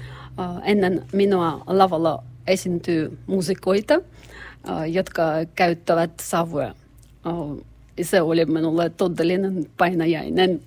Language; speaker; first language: Finnish; non-native, learner; Russian